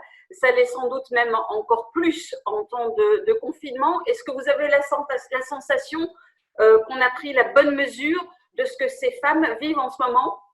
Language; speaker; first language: French; native; French